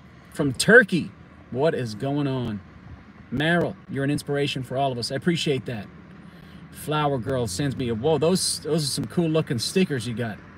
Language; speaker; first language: English; native; English